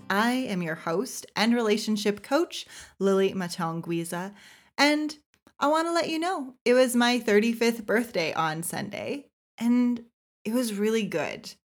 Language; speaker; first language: English; native; English